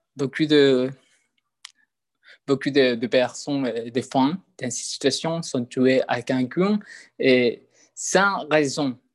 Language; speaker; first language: French; non-native, learner; Spanish